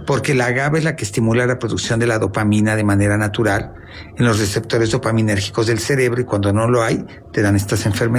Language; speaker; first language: Spanish; native; Spanish